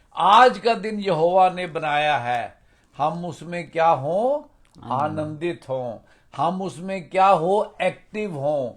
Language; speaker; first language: Hindi; non-native, local second language; Punjabi